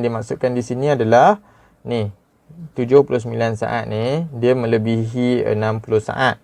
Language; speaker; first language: Malay; native; Malay